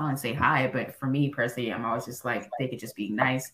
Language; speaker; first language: English; native; English